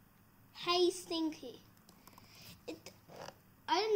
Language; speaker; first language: English; native; English